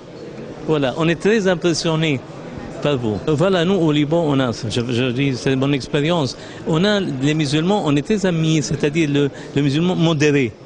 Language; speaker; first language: French; non-native, local second language; Arabic